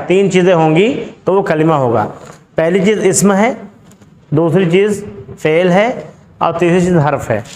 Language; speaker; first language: Hindi; native; Hindi